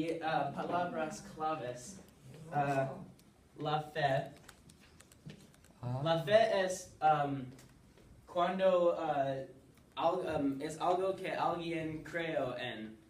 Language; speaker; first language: Spanish; non-native, learner; English